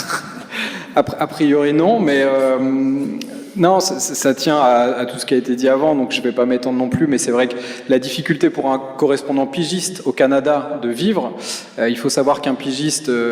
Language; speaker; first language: French; native; French